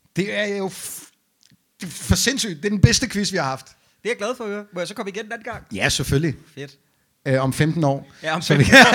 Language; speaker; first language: Danish; non-native, fluent; Arabic